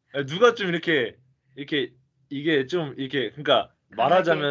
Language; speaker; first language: Korean; native; Korean